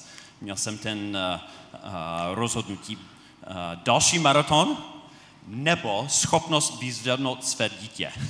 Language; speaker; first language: Czech; non-native, fluent; English